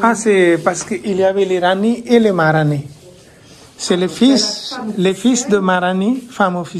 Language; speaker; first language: French; non-native, fluent; Hindi